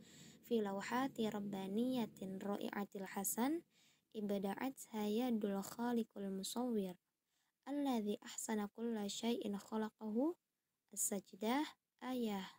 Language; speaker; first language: Arabic; non-native, learner; Indonesian